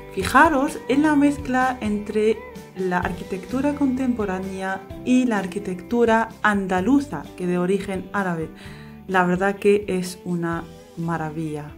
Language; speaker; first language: Spanish; non-native, fluent; Arabic